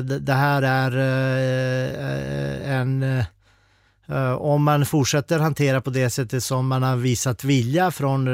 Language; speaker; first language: Swedish; non-native, fluent; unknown